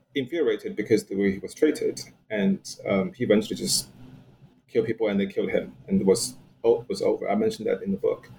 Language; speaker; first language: English; non-native, fluent; Chinese